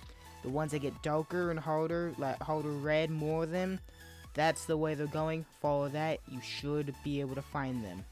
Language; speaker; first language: English; native; English